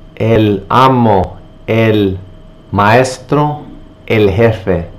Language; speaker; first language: Spanish; native; Spanish